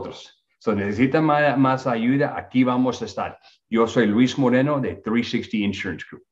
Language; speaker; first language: Spanish; early bilingual, other home language; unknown